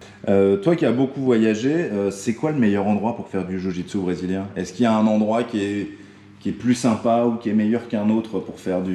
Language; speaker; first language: French; native; French